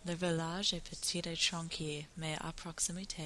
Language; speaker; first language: French; non-native, learner; English